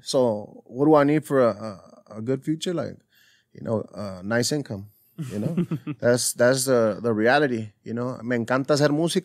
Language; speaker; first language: English; early bilingual, other home language; Spanish